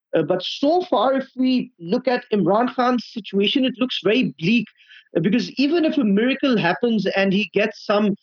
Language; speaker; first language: English; non-native, local second language; Urdu